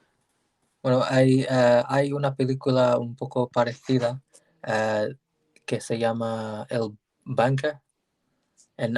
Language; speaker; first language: Spanish; non-native, learner; English